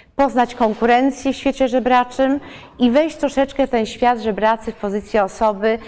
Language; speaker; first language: Polish; native; Polish